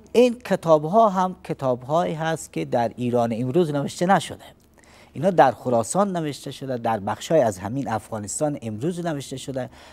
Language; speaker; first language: Persian; native; Persian